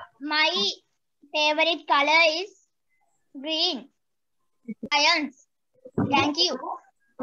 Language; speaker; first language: English; non-native, learner; Sinhala